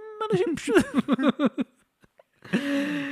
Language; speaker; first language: Hebrew; native; Hebrew